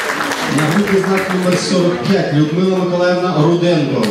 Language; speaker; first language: Ukrainian; native; Ukrainian